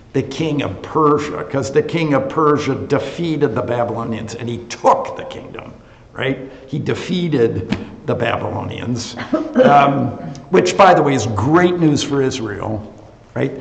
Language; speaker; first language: English; native; English